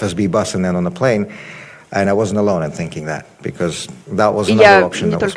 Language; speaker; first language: English; non-native, fluent; Russian